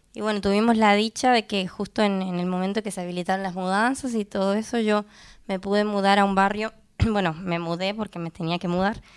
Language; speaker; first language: Spanish; native; Spanish